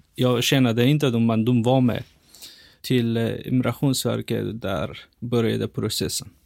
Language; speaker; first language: Swedish; non-native, fluent; Persian